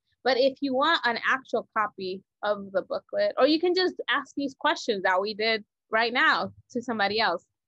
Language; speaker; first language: English; native; English